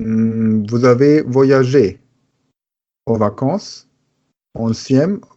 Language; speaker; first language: French; non-native, learner; German